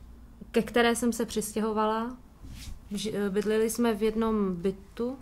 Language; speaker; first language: Czech; early bilingual, other home language; Vietnamese